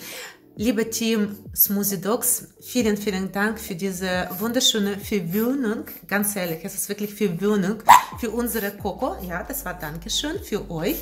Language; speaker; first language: German; non-native, learner; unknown